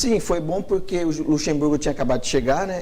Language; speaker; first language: Portuguese; native; Portuguese